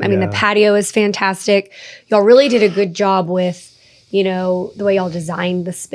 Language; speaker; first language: English; native; English